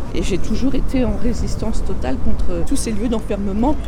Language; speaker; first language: French; native; French